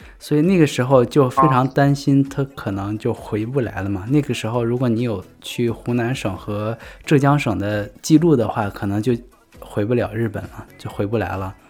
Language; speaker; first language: Chinese; native; Chinese